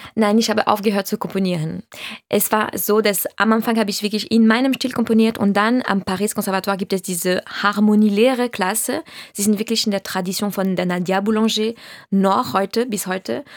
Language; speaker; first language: German; non-native, fluent; French